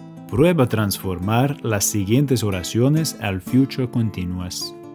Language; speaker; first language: Spanish; non-native, fluent; English